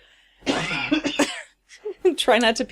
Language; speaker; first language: English; native; English